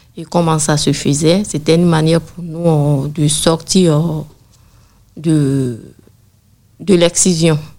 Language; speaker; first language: French; non-native, local second language; Bambara